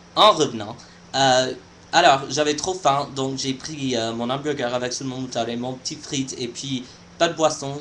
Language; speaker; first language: French; non-native, fluent; English